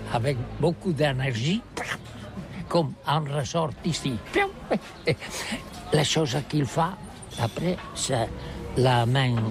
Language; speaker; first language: French; non-native, learner; Catalan